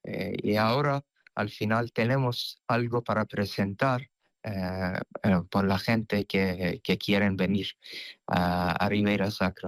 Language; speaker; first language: Spanish; non-native, fluent; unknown